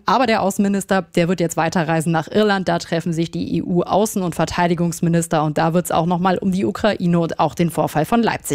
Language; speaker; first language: German; native; German